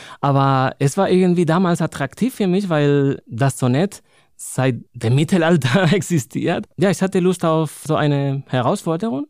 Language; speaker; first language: German; non-native, fluent; Spanish